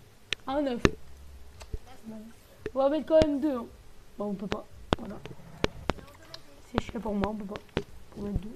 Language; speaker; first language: French; native; French